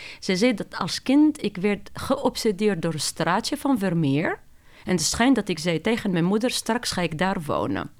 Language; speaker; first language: Dutch; non-native, fluent; Arabic